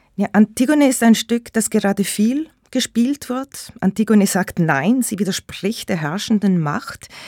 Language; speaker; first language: German; native; German